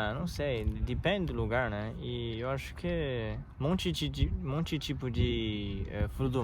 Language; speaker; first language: Portuguese; non-native, learner; Chinese